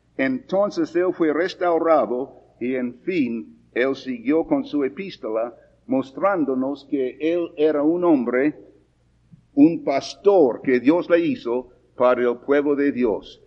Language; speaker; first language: Spanish; non-native, fluent; English